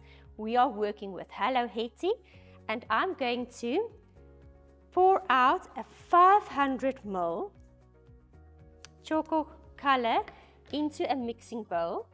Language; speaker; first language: English; non-native, local second language; Afrikaans